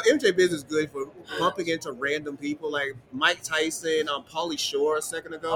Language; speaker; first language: English; native; English